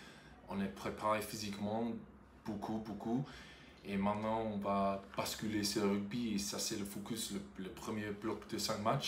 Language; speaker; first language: French; non-native, fluent; English